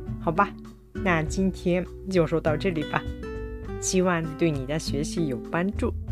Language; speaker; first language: Chinese; non-native, fluent; Japanese